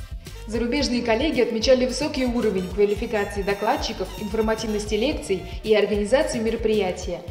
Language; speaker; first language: Russian; native; Russian